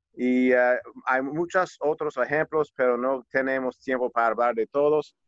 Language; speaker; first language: Spanish; non-native, learner; English